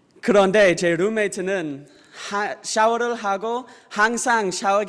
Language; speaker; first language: Korean; non-native, fluent; English